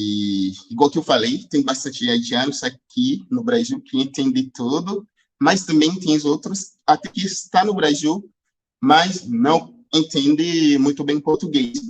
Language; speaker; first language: Portuguese; non-native, fluent; Haitian Creole